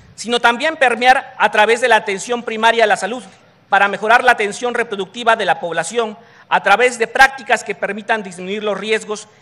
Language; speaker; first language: Spanish; native; Spanish